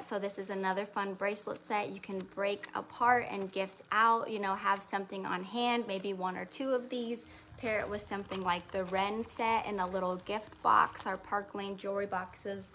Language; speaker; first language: English; native; English